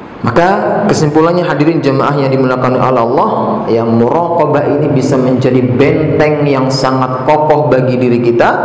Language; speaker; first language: Indonesian; native; Indonesian